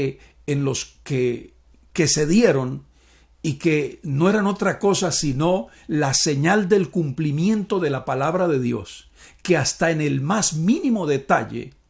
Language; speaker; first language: Spanish; native; Spanish